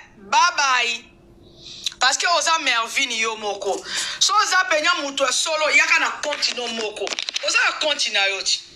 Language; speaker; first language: Lingala; native; Lingala